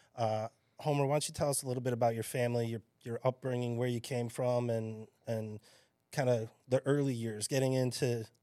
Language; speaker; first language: English; native; English